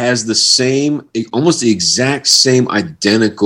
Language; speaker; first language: English; native; English